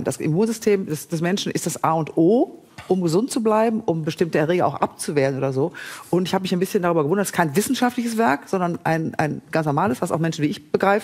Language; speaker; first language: German; native; German